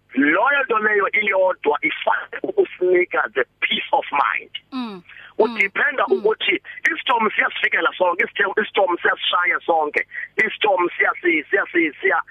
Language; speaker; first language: Zulu; non-native, local second language; Xhosa